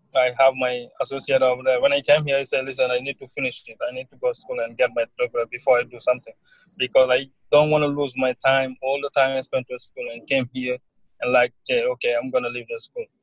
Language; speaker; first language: English; non-native, learner; Wolof